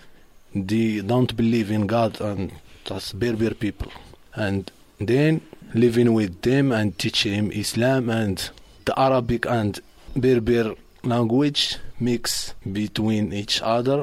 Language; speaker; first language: English; non-native, learner; Arabic